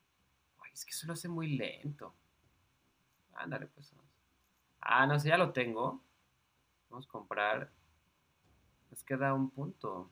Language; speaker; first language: Spanish; native; Spanish